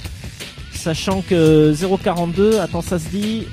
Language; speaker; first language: French; native; French